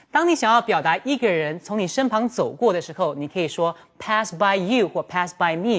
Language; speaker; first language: Chinese; native; Chinese